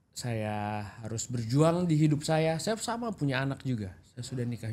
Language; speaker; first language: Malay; non-native, local second language; Indonesian